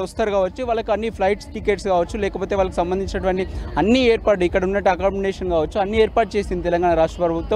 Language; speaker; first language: Telugu; native; Telugu